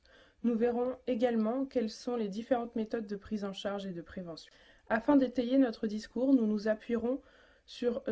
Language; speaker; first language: French; native; French